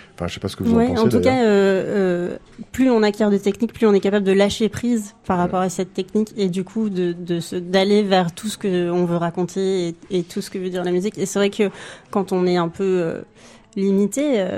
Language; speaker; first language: French; native; French